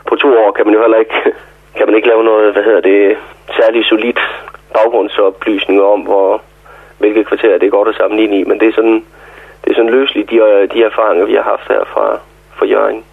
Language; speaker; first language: Danish; native; Danish